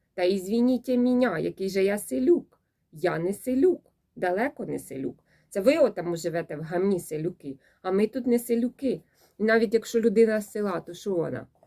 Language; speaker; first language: Ukrainian; native; Ukrainian